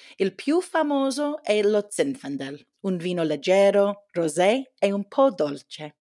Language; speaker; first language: Italian; non-native, learner; English